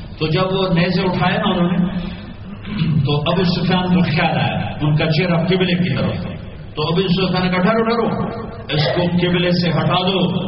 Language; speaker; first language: Urdu; non-native, local second language; Punjabi